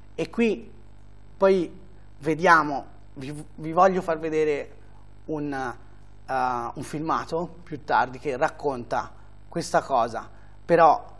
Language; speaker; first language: Italian; native; Italian